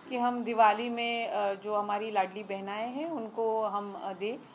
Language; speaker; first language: Hindi; non-native, local second language; Marathi